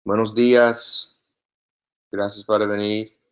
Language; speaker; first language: Spanish; non-native, learner; English